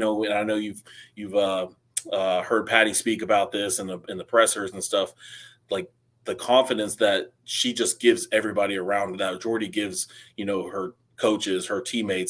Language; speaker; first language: English; native; English